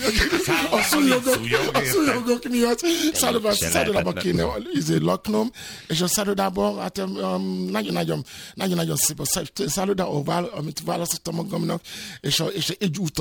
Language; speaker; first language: Hungarian; non-native, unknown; Yoruba